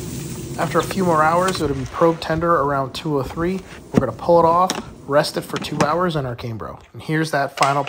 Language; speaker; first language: English; native; English